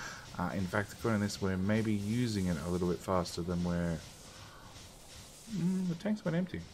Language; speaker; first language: English; native; English